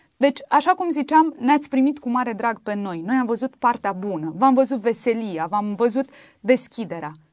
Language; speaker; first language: Romanian; native; Romanian